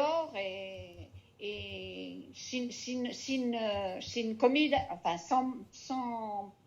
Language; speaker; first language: French; non-native, fluent; Spanish